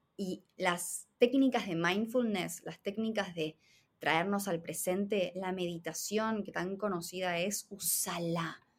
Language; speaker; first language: Spanish; native; Spanish